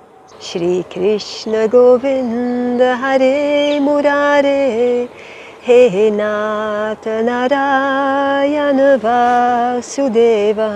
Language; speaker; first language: Hindi; non-native, fluent; Dutch